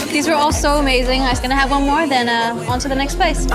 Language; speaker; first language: English; non-native, local second language; Cantonese